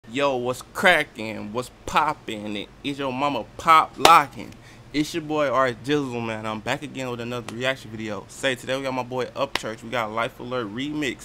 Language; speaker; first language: English; native; English